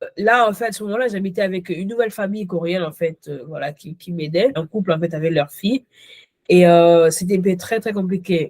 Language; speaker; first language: French; early bilingual, other home language; Ghomala